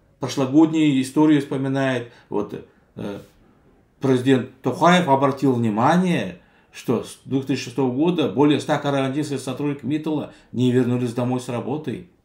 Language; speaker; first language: Russian; non-native, local second language; Kazakh